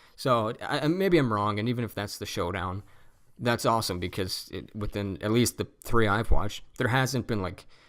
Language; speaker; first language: English; native; English